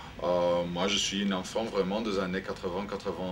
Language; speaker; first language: French; non-native, fluent; Greek